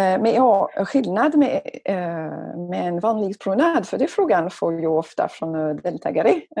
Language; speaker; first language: Swedish; non-native, fluent; French